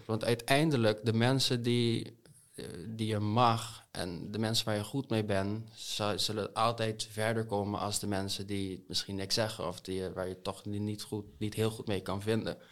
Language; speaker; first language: Dutch; non-native, local second language; Papiamento